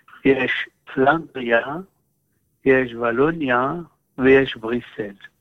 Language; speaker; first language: Hebrew; non-native, fluent; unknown